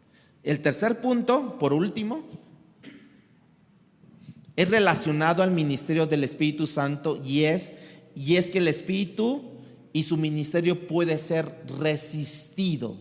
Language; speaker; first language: Spanish; native; Spanish